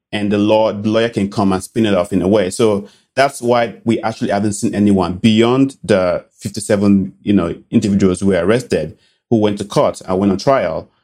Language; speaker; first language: English; non-native, local second language; Bini